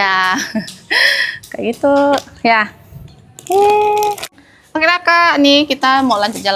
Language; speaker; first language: Indonesian; native; Indonesian